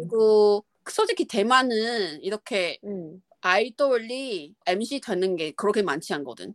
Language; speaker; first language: Korean; non-native, fluent; Chinese